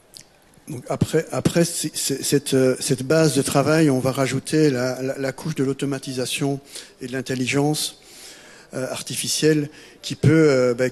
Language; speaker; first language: French; native; French